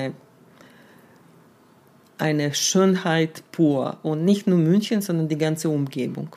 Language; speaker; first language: German; non-native, fluent; Serbian